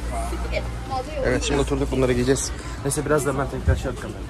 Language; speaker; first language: Turkish; native; Turkish